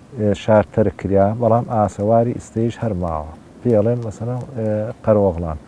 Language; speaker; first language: Central Kurdish; native; Central Kurdish